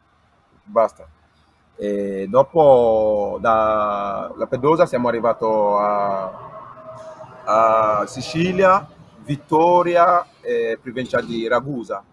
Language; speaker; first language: Italian; non-native, learner; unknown